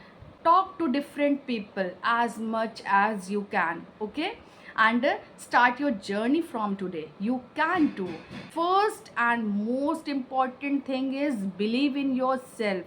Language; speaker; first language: English; non-native, local second language; Hindi